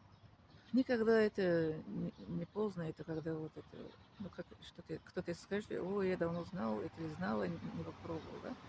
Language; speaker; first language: Russian; non-native, learner; Tajik